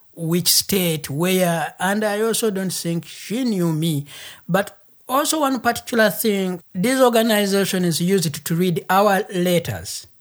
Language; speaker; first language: English; non-native, local second language; Ganda